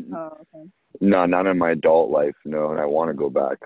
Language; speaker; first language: English; early bilingual, other home language; Persian